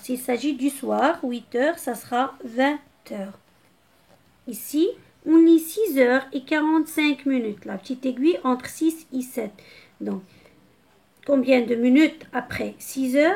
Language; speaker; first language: French; non-native, local second language; Arabic